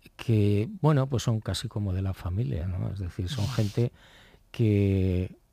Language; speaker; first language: Spanish; native; Spanish